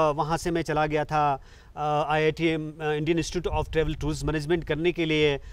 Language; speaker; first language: Hindi; native; Hindi